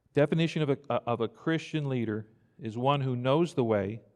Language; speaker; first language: English; native; English